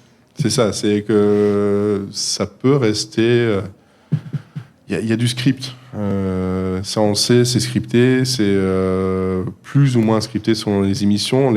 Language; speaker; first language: French; native; French